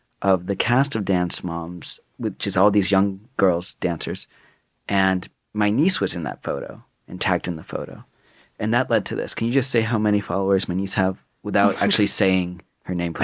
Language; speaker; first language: English; native; English